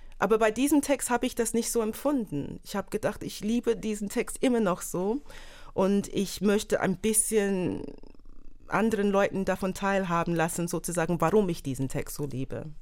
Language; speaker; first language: German; non-native, fluent; English